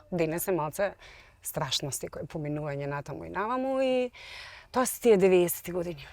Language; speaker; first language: Macedonian; native; Macedonian